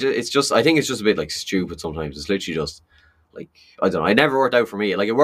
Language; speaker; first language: English; native; English